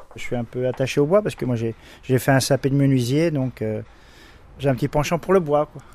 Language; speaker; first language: French; early bilingual, other home language; Portuguese